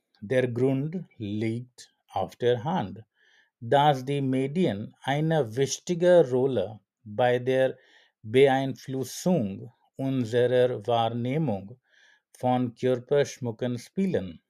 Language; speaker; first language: German; non-native, learner; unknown